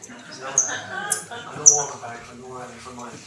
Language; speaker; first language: English; native; English